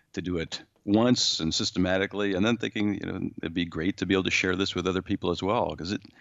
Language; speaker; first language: English; native; English